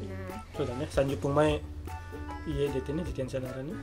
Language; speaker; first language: Indonesian; native; Indonesian